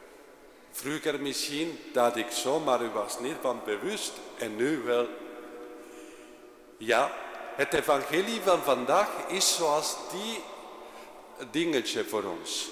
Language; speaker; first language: Dutch; non-native, fluent; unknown